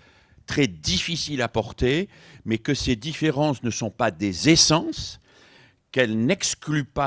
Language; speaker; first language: French; native; French